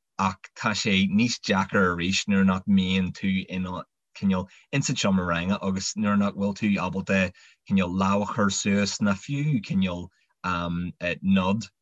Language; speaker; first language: Irish; non-native, local second language; English